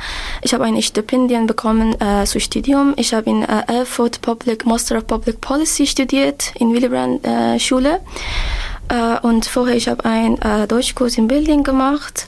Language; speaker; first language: German; non-native, learner; Persian